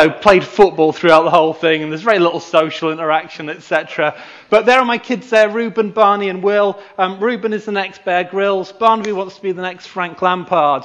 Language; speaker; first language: English; native; English